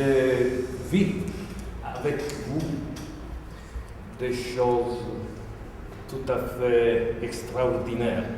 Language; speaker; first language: French; non-native, fluent; Italian